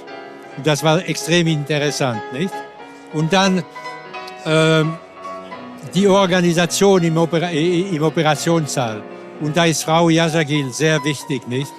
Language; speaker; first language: German; non-native, fluent; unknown